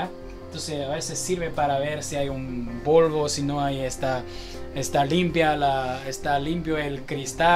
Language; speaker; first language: Spanish; non-native, learner; Chinese